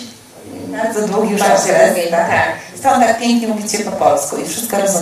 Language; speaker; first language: Polish; native; Polish